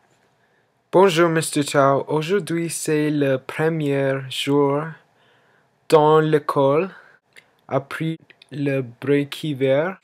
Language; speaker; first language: French; non-native, learner; English